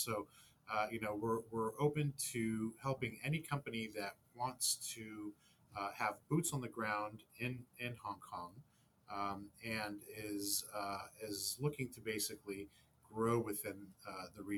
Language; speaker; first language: English; native; English